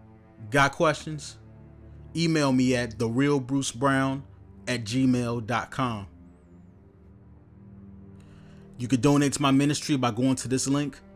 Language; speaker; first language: English; native; English